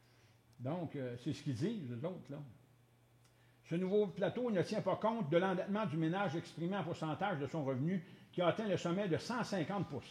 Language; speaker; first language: French; native; French